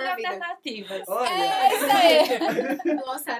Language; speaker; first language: Portuguese; native; Portuguese